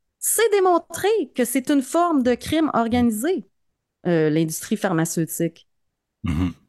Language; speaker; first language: French; native; French